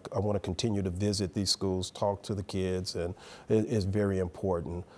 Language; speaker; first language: English; native; English